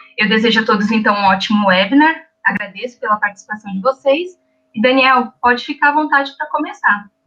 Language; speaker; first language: Portuguese; native; Portuguese